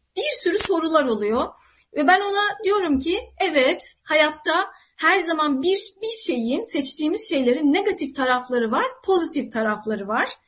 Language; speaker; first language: Turkish; native; Turkish